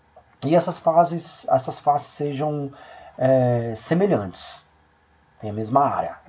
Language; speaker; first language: Portuguese; native; Portuguese